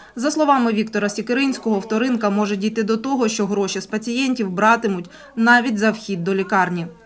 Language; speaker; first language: Ukrainian; native; Ukrainian